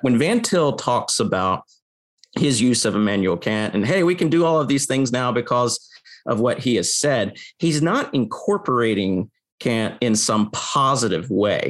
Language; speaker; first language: English; native; English